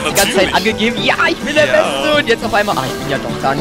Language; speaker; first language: German; native; German